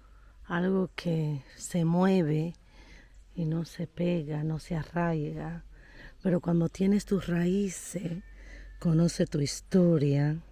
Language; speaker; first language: Spanish; native; Spanish